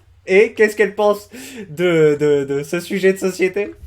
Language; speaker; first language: French; native; French